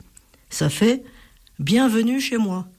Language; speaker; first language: French; native; French